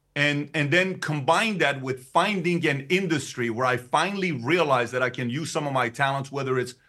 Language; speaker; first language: English; early bilingual, other home language; Persian